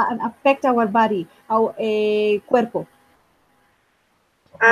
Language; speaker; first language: English; non-native, fluent; Spanish